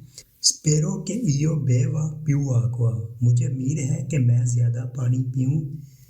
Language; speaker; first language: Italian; non-native, learner; Urdu